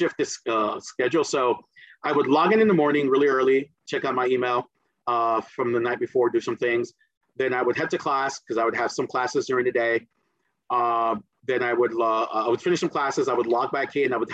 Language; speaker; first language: English; early bilingual, other home language; Spanish